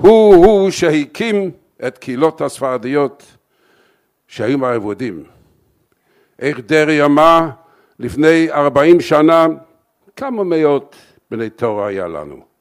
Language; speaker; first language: Hebrew; non-native, fluent; English